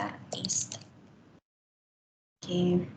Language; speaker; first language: German; non-native, fluent; Indonesian